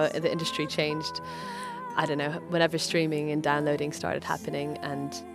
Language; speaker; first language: English; native; English